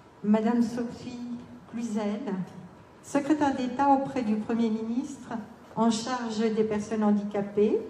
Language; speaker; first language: French; native; French